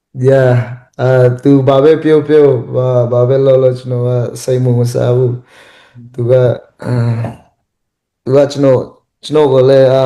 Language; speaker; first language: Burmese; early bilingual, heritage; Burmese